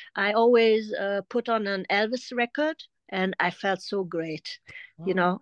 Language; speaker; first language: English; non-native, fluent; German